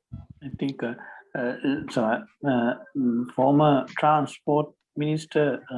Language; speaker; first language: English; non-native, learner; Sinhala